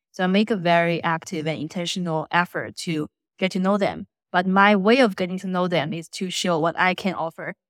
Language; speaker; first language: English; non-native, fluent; Chinese